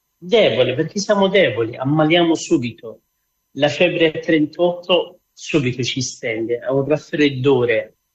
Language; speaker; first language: Italian; non-native, fluent; Arabic